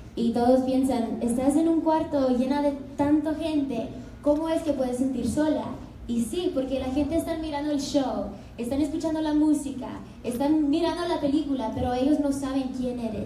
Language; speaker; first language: Spanish; early bilingual, other home language; English